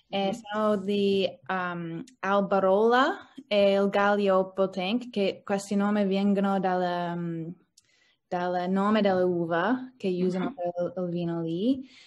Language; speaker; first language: Italian; non-native, learner; English